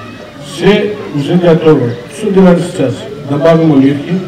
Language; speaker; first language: Russian; non-native, learner; Greek